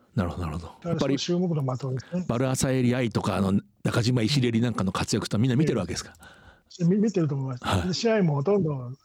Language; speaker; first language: Japanese; non-native, fluent; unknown